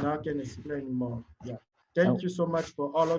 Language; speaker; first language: English; non-native, learner; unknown